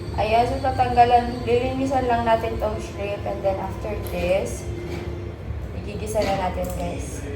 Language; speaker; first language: Filipino; non-native, local second language; Cebuano